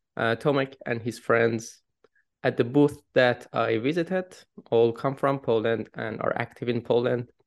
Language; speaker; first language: English; non-native, fluent; Persian